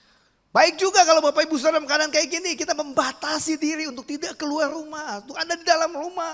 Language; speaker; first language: Indonesian; native; Indonesian